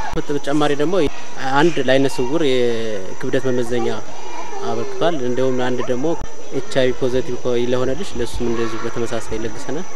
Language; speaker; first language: Amharic; native; Amharic